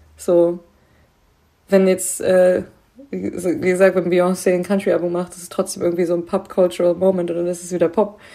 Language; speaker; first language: German; native; German